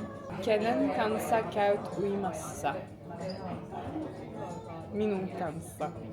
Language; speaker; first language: Finnish; non-native, learner; Turkish